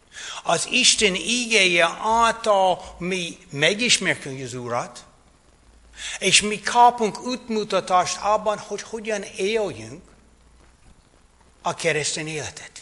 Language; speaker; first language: Hungarian; non-native, fluent; English